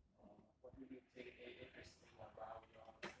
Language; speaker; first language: English; non-native, learner; Vietnamese